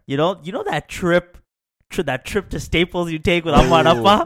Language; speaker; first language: English; early bilingual, other home language; Tamil